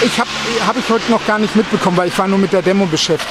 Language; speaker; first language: German; native; German